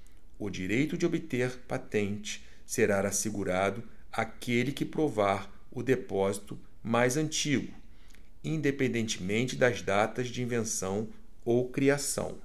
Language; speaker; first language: Portuguese; native; Portuguese